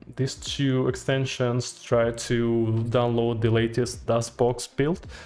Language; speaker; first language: English; non-native, fluent; Russian